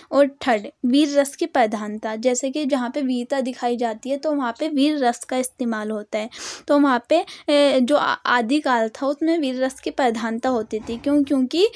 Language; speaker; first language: Hindi; native; Hindi